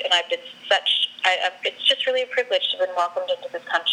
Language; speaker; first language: English; native; English